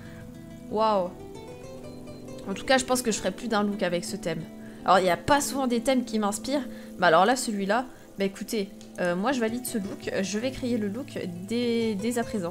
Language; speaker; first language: French; native; French